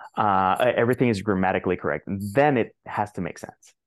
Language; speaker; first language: English; non-native, fluent; Spanish